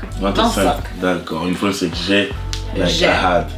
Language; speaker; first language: French; native; French